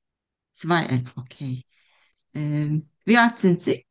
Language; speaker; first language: German; non-native, fluent; Turkish